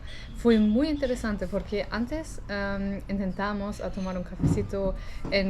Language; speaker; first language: Spanish; non-native, fluent; German